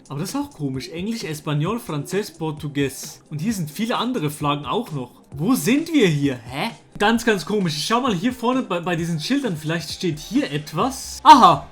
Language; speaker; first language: German; native; German